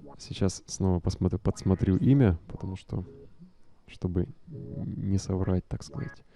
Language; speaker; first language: Russian; native; Russian